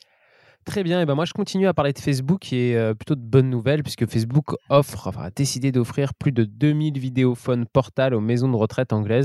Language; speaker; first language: French; native; French